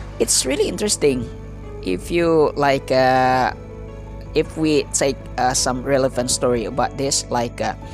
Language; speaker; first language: English; non-native, learner; Indonesian